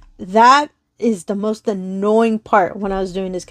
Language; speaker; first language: English; native; English